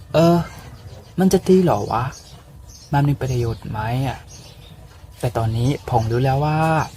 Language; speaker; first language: Thai; non-native, learner; Burmese